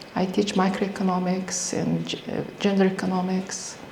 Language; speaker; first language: English; non-native, fluent; Mongolian